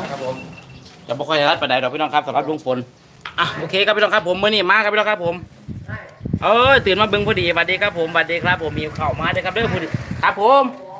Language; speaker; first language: Thai; native; Thai